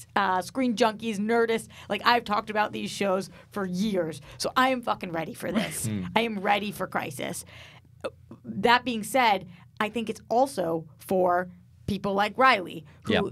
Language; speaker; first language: English; native; English